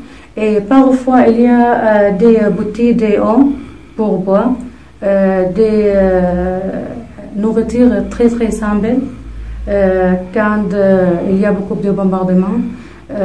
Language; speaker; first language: French; non-native, fluent; Arabic